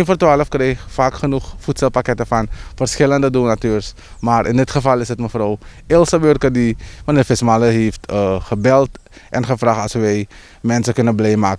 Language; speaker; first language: Dutch; native; Dutch